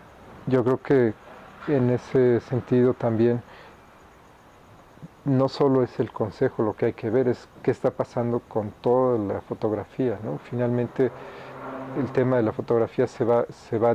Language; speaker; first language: Spanish; native; Spanish